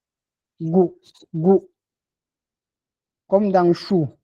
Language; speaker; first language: French; non-native, local second language; Ghomala